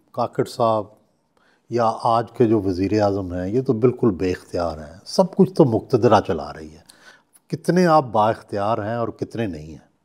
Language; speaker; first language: Urdu; non-native, local second language; Punjabi